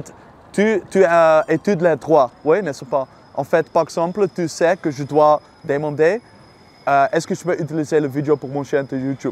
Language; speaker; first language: French; non-native, learner; Dutch